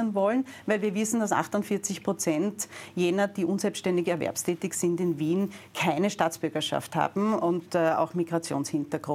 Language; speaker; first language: German; native; German